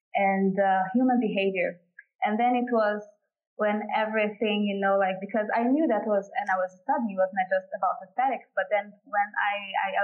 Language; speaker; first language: English; non-native, fluent; Portuguese